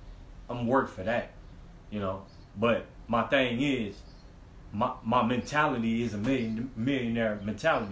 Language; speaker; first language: English; native; English